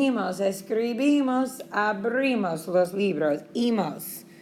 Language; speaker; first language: Spanish; non-native, fluent; English